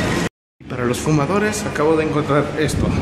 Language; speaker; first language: Spanish; native; Spanish